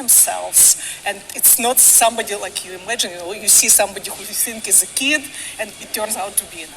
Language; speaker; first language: English; non-native, fluent; Russian